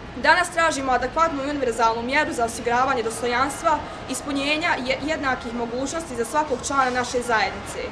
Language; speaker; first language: Croatian; native; Croatian